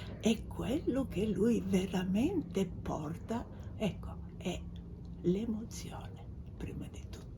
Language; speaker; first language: Italian; non-native, fluent; Bulgarian